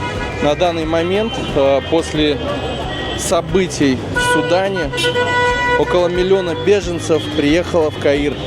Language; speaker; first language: Russian; native; Russian